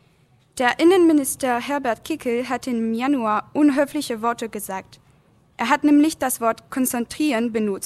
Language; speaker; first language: German; non-native, learner; French